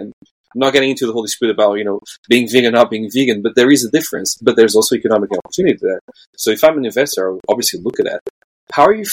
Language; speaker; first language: English; non-native, fluent; Portuguese